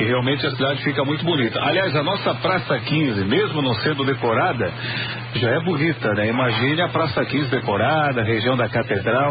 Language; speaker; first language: Portuguese; native; Portuguese